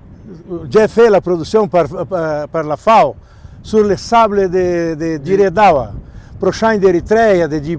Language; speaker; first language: French; non-native, learner; Portuguese